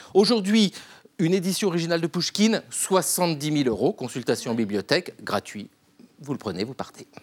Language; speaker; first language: French; native; French